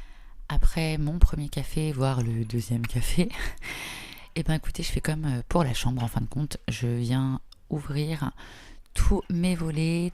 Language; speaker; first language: French; native; French